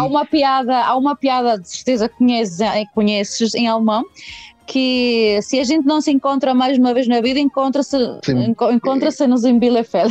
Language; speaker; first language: Portuguese; early bilingual, heritage; Portuguese